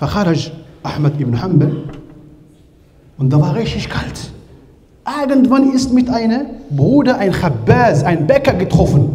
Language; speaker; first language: German; non-native, learner; Arabic